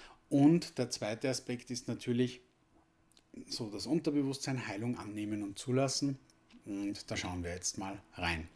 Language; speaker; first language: German; native; German